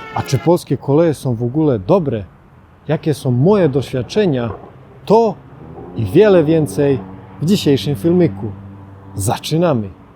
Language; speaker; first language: Polish; non-native, fluent; Serbian